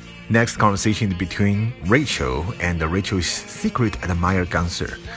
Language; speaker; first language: English; non-native, fluent; Chinese